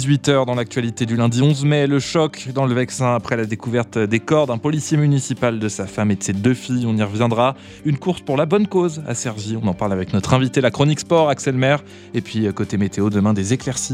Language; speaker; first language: French; native; French